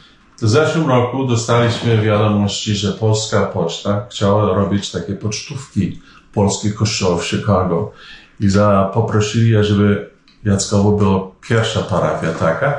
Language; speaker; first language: Polish; early bilingual, heritage; Polish